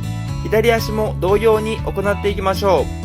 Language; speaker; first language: Japanese; native; Japanese